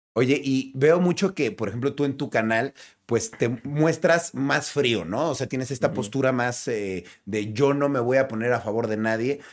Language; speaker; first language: Spanish; native; Spanish